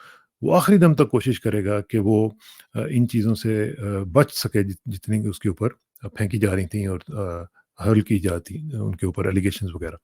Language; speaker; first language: Urdu; native; Urdu